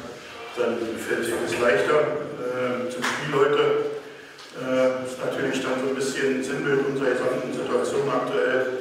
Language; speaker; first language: German; native; German